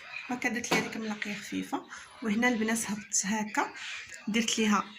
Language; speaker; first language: Arabic; native; Arabic